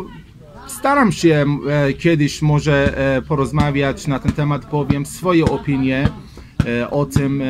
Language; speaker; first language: Polish; non-native, learner; Persian